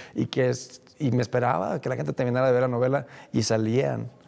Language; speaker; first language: Spanish; native; Spanish